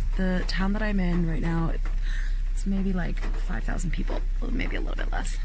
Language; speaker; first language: English; native; English